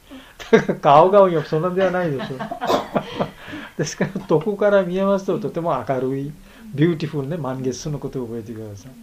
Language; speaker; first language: Japanese; non-native, learner; Bangla